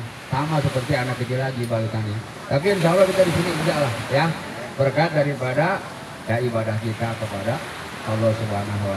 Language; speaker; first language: Indonesian; native; Indonesian